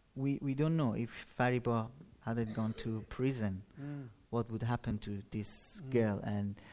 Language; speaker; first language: English; non-native, learner; Persian